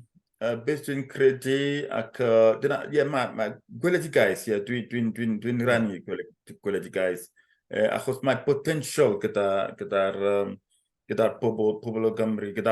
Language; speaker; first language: Welsh; non-native, fluent; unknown